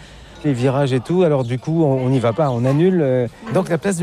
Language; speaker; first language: French; native; French